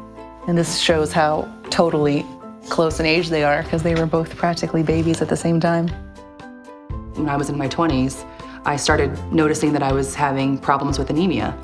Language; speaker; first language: English; native; English